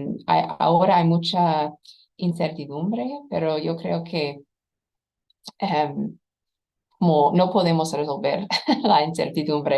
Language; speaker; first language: Spanish; non-native, fluent; English